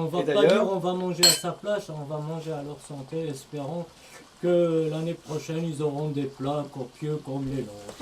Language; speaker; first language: French; native; French